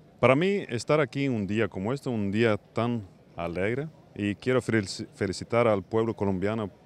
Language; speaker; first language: Spanish; non-native, fluent; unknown